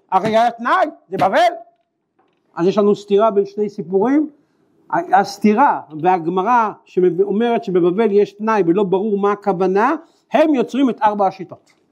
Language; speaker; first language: Hebrew; native; Hebrew